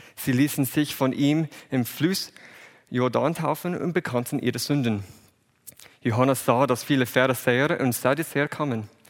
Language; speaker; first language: German; non-native, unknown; English